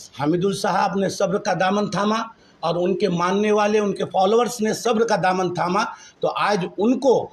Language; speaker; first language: Hindi; non-native, local second language; Bangla